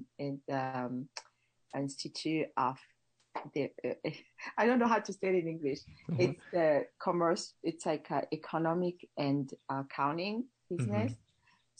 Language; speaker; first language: English; non-native, local second language; Kinyarwanda